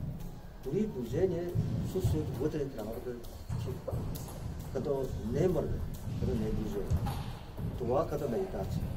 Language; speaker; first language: Bulgarian; non-native, learner; Chinese